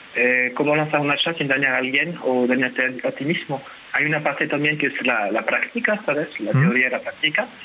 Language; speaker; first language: Spanish; non-native, fluent; French